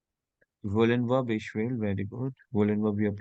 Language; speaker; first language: German; non-native, learner; Hindi